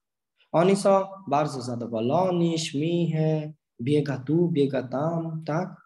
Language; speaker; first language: Polish; non-native, learner; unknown